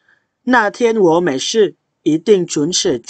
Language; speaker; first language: Chinese; non-native, fluent; Indonesian